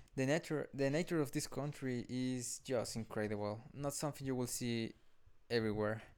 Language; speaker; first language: English; non-native, fluent; Spanish